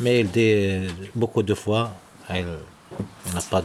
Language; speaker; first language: French; non-native, local second language; Arabic